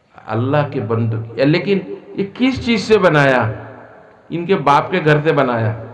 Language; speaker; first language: Urdu; non-native, local second language; Assamese